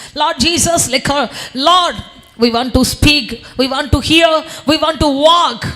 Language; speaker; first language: English; non-native, local second language; Telugu